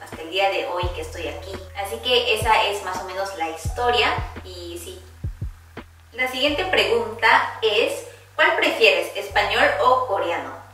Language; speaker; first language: Spanish; early bilingual, heritage; Korean